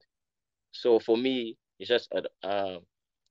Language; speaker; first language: English; non-native, local second language; Bemba